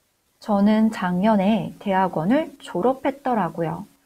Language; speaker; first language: Korean; non-native, fluent; Chinese